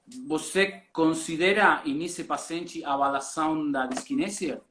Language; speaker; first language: Portuguese; non-native, learner; Spanish